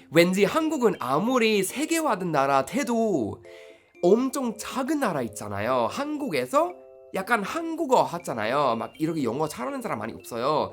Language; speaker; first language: Korean; non-native, fluent; Swedish